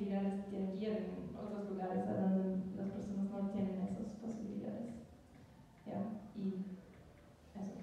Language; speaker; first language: Spanish; non-native, learner; German